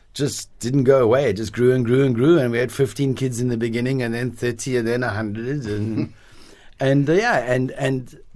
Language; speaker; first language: English; native; English